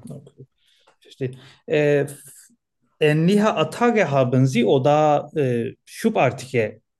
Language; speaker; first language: German; non-native, learner; Turkish